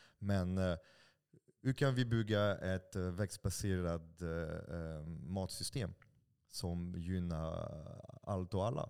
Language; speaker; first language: Swedish; non-native, fluent; French